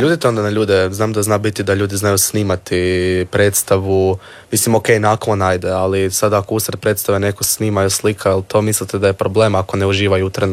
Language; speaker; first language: Serbian; native; Serbian